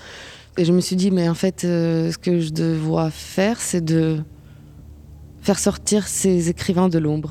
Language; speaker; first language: French; non-native, fluent; Ukrainian